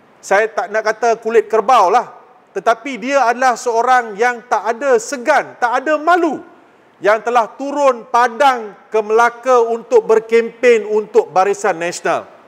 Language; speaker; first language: Malay; non-native, local second language; Tamil